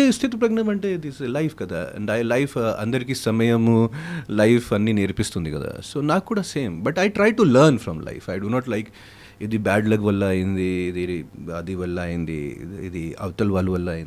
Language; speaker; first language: Telugu; non-native, fluent; Hindi